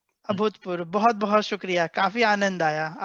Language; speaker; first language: Hindi; native; Hindi